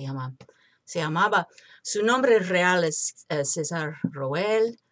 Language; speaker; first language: Spanish; non-native, fluent; English